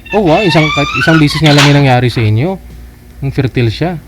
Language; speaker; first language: Filipino; native; Filipino